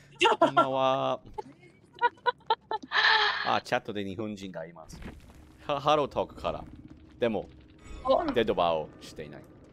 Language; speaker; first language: Japanese; non-native, learner; English